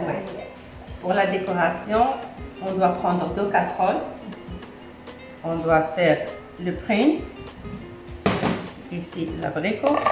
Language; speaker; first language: French; non-native, learner; Arabic